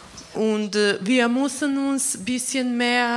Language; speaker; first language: German; non-native, learner; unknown